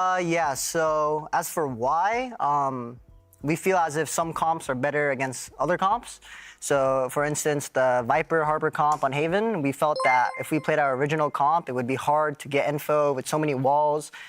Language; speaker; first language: English; native; English